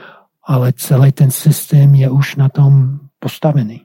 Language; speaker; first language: Czech; non-native, fluent; English